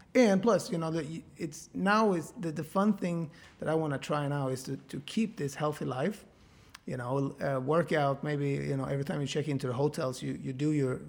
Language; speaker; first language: English; non-native, fluent; Swedish